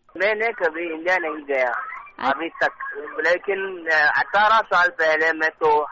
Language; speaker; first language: Hindi; non-native, learner; Hausa